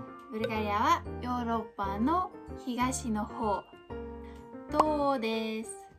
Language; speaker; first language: Japanese; non-native, fluent; Bulgarian